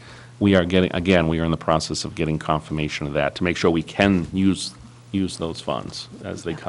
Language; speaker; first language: English; native; English